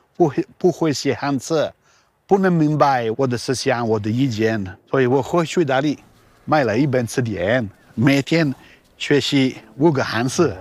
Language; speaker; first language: Chinese; non-native, learner; Italian